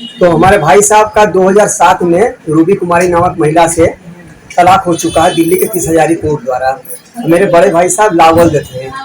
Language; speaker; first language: Hindi; native; Hindi